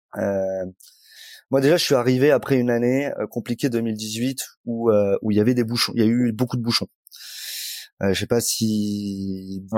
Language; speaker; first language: French; native; French